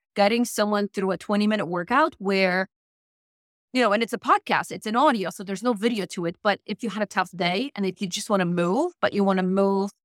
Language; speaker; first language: English; non-native, fluent; Polish